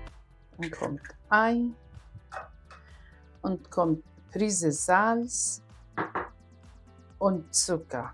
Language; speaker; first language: German; non-native, learner; Aramaic